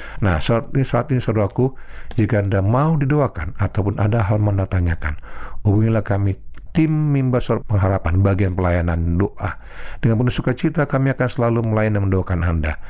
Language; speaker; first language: Indonesian; non-native, local second language; Batak Toba